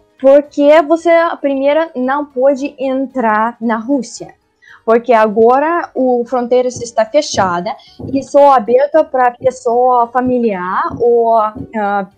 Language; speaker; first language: Portuguese; non-native, learner; Russian